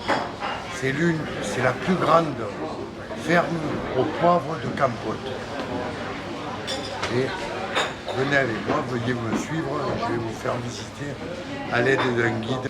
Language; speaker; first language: French; native; French